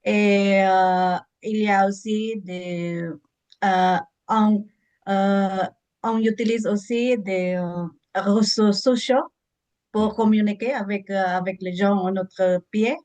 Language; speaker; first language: French; non-native, learner; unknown